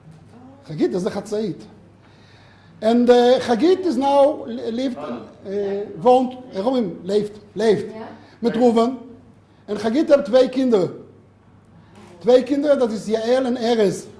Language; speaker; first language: Dutch; non-native, learner; Hebrew